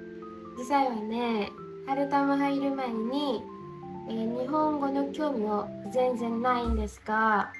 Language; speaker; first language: Japanese; non-native, learner; Indonesian